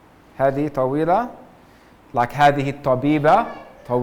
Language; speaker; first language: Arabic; non-native, fluent; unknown